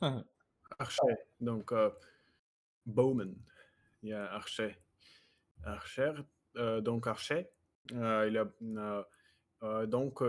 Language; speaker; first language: French; non-native, learner; Russian